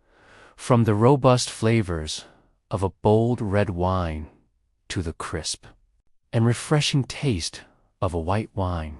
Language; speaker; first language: English; native; English